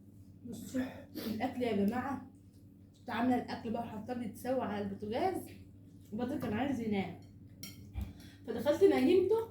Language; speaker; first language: Arabic; native; Arabic